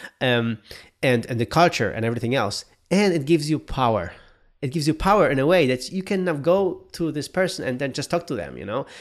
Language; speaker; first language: English; non-native, fluent; Polish